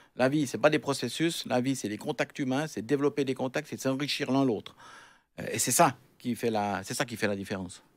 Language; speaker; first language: French; native; French